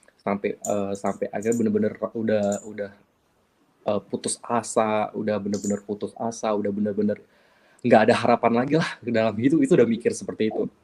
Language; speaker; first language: Indonesian; non-native, local second language; Achinese